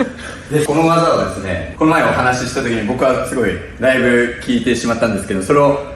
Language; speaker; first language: Japanese; native; Japanese